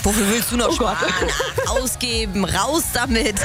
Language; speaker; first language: German; native; German